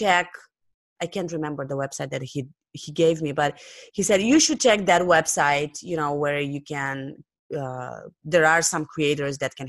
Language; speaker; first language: English; non-native, fluent; Romanian